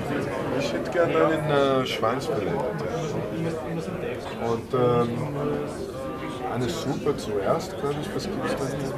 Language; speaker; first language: German; native; German